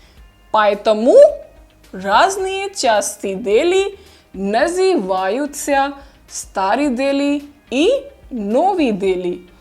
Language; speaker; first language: Russian; non-native, fluent; Hindi